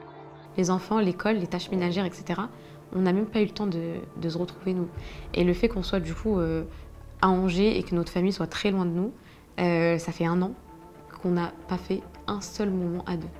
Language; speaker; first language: French; native; French